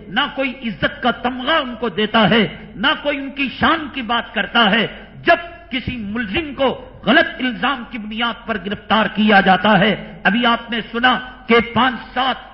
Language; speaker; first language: Urdu; native; Urdu